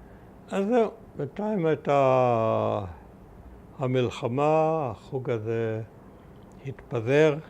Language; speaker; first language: Hebrew; early bilingual, other home language; German